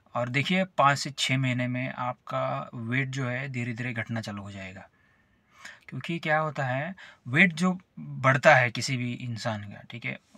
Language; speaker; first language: Hindi; non-native, local second language; Marathi